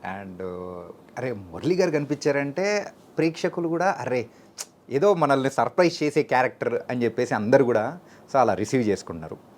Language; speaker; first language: Telugu; native; Telugu